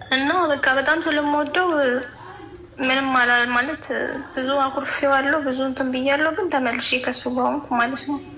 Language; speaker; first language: Amharic; native; Amharic